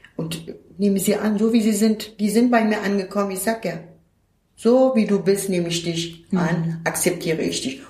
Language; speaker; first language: German; non-native, fluent; Turkish